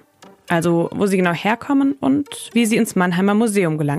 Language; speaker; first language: German; native; German